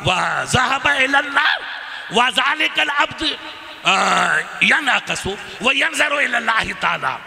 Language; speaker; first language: Arabic; non-native, learner; Urdu